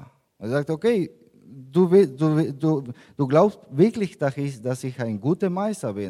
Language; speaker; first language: German; non-native, fluent; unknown